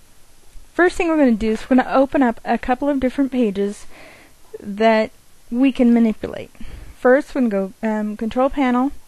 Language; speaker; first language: English; native; English